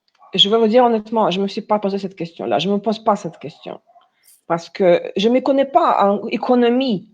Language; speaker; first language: French; non-native, fluent; Russian